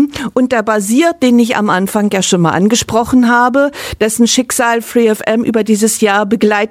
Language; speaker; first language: German; native; German